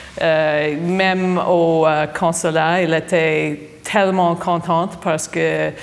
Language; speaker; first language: French; non-native, fluent; English